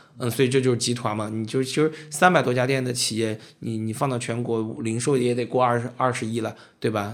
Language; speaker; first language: Chinese; native; Chinese